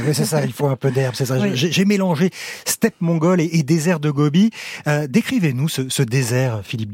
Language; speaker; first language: French; native; French